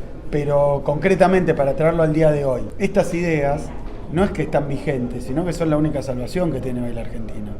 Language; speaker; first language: Spanish; native; Spanish